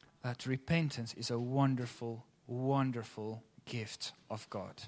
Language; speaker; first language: English; native; English